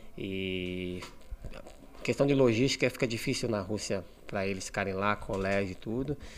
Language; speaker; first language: Portuguese; native; Portuguese